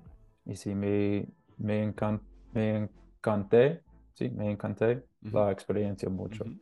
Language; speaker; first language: Spanish; non-native, learner; English